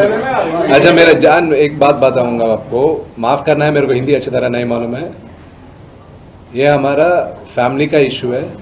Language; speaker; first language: Hindi; non-native, local second language; Telugu